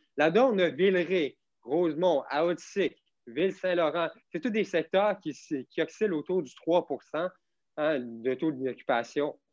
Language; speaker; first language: French; native; French